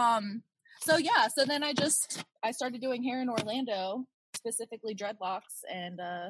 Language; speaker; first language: English; native; English